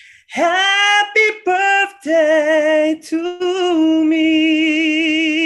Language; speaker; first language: English; non-native, local second language; Chinese